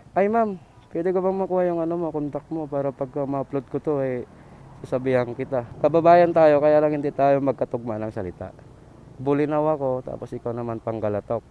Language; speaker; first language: Filipino; non-native, local second language; Iloko